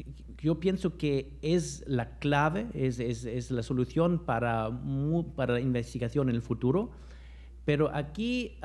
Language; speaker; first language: Spanish; non-native, fluent; German